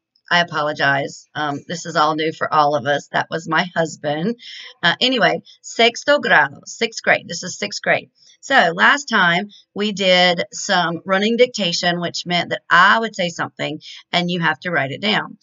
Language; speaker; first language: English; native; English